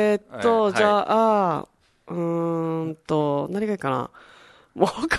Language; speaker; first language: Japanese; native; Japanese